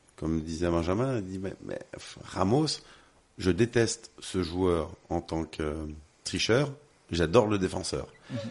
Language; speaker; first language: French; native; French